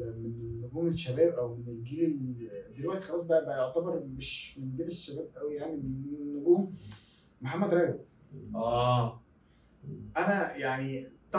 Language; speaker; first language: Arabic; native; Arabic